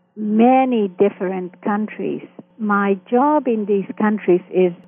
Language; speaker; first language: English; early bilingual, other home language; Hungarian